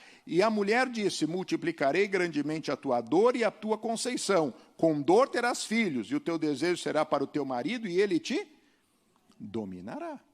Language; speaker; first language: Portuguese; native; Portuguese